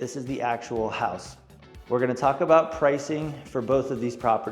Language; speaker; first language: English; native; English